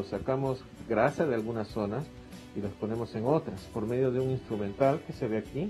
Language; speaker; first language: Spanish; native; Spanish